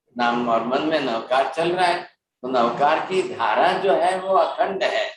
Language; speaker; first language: Hindi; non-native, local second language; Gujarati